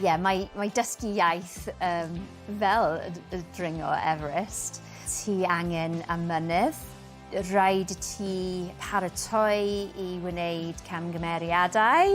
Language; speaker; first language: Welsh; non-native, local second language; English